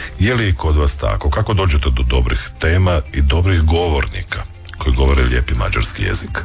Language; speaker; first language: Croatian; native; Croatian